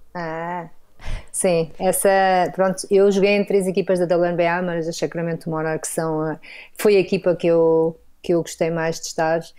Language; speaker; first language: Portuguese; native; Portuguese